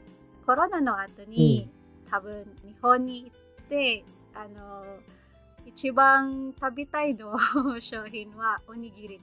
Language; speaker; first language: Japanese; non-native, learner; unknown